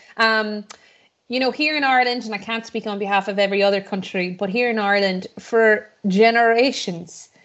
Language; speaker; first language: English; native; English